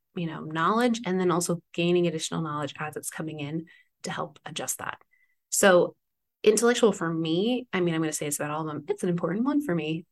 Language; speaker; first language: English; native; English